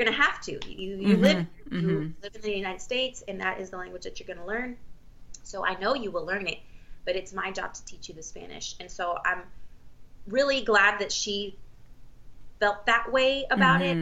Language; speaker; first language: English; early bilingual, other home language; Spanish